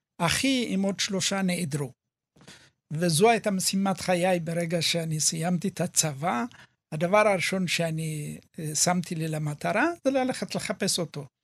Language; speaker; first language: Hebrew; early bilingual, other home language; Amharic